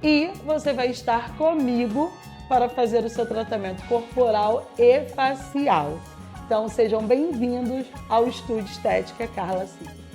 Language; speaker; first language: Portuguese; native; Portuguese